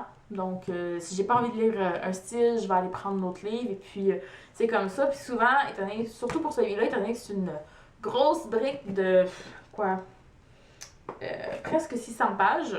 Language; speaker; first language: French; native; French